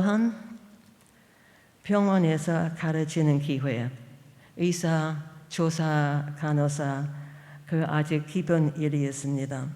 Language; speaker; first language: Korean; non-native, fluent; English